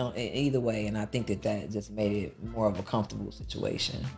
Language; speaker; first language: English; native; English